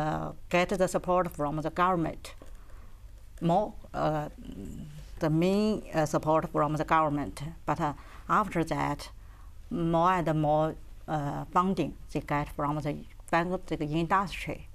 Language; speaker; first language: English; non-native, learner; Chinese